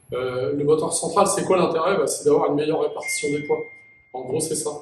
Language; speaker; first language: French; native; French